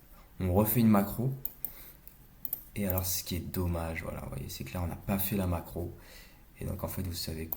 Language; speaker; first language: French; native; French